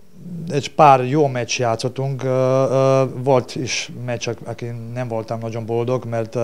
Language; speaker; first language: Hungarian; non-native, learner; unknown